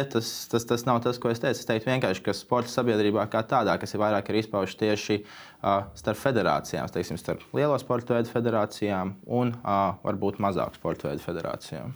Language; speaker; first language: Latvian; native; Latvian